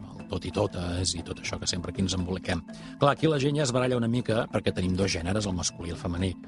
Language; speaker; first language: Catalan; native; Catalan